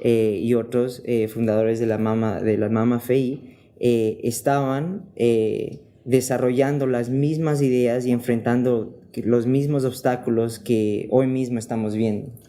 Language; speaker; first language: Spanish; non-native, fluent; English